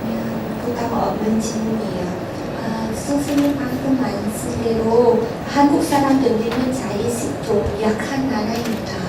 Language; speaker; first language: Korean; non-native, learner; Vietnamese